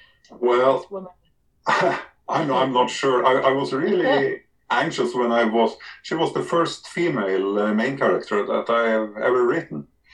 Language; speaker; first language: English; non-native, fluent; Norwegian